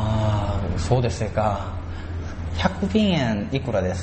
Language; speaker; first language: Japanese; non-native, learner; Korean